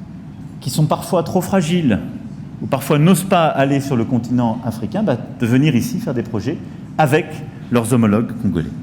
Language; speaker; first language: French; native; French